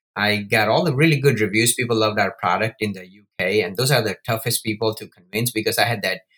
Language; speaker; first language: English; non-native, local second language; Gujarati